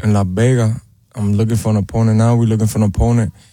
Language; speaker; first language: English; early bilingual, other home language; Spanish